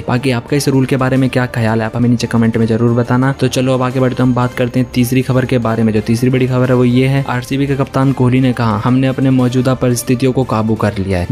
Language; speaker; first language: Hindi; native; Hindi